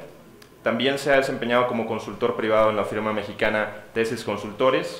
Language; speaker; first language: Spanish; native; Spanish